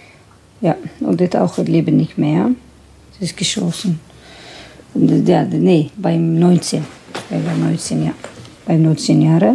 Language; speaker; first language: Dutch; non-native, learner; Kurdish